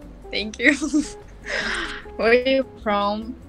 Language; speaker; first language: English; non-native, learner; Russian